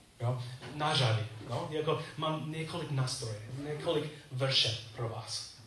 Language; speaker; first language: Czech; non-native, learner; English